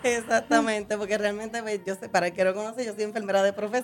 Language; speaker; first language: Spanish; native; Spanish